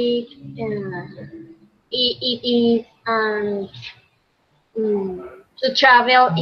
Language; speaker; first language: English; non-native, learner; Spanish